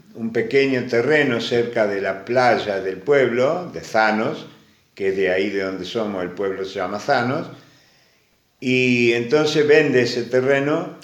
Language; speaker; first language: Spanish; early bilingual, other home language; Greek